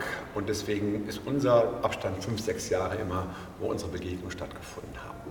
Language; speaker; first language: German; native; German